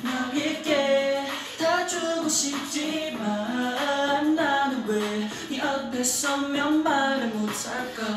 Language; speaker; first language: Korean; non-native, fluent; Chinese